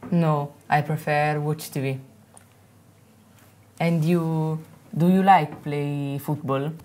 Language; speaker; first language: English; non-native, learner; Italian